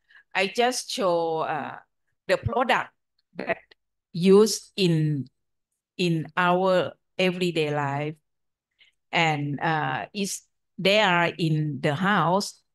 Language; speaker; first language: English; non-native, fluent; Thai